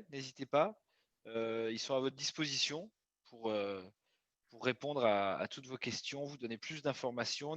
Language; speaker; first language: French; native; French